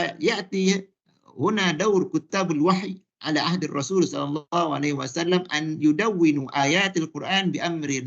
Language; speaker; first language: Arabic; non-native, fluent; Malay